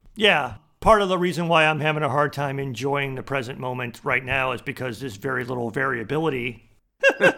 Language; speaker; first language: English; native; English